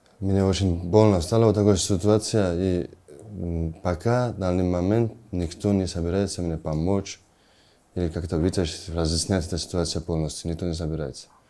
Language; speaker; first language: Russian; non-native, learner; Georgian